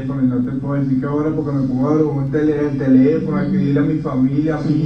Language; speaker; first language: Spanish; native; Spanish